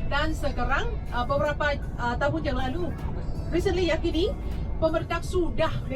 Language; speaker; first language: Indonesian; non-native, fluent; Vietnamese